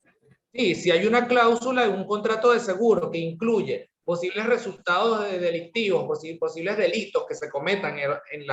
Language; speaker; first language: Spanish; native; Spanish